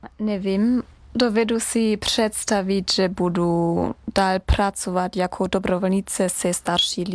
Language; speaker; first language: Czech; non-native, learner; German